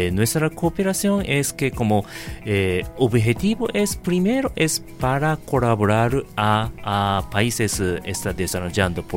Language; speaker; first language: Spanish; non-native, learner; Japanese